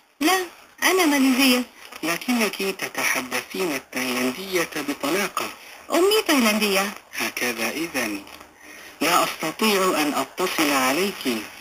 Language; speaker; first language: Arabic; non-native, fluent; Malay